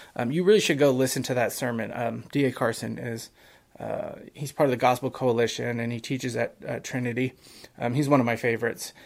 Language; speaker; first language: English; native; English